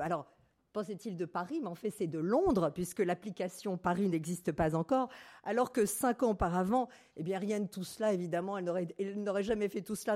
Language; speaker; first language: French; native; French